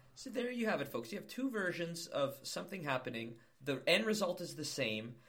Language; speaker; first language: English; native; English